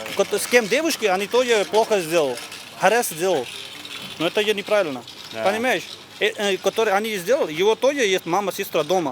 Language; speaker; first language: Russian; non-native, learner; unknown